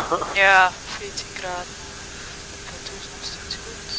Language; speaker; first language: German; non-native, learner; Dutch